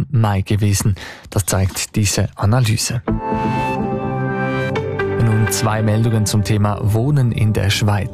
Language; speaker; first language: German; native; German